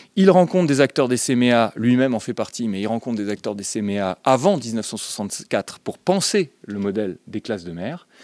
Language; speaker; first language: French; native; French